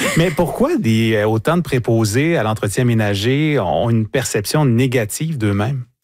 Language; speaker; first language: French; native; French